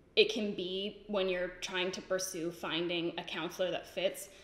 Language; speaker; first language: English; native; English